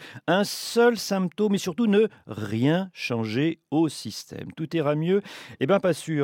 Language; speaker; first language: French; native; French